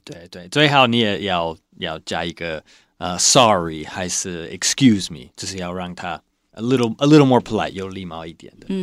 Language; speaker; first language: Chinese; non-native, fluent; English